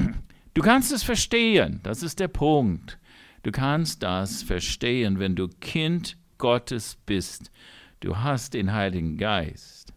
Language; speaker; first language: German; non-native, fluent; English